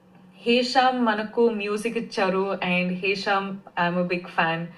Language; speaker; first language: Telugu; non-native, fluent; Kannada